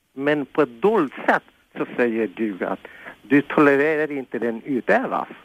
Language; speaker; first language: Swedish; non-native, fluent; Spanish